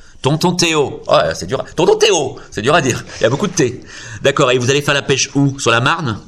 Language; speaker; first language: French; native; French